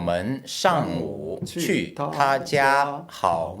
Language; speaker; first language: Chinese; non-native, learner; Korean